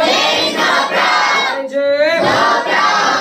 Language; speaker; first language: English; non-native, learner; Hindi